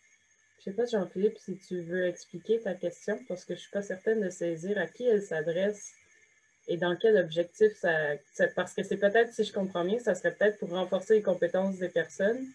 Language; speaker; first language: French; native; French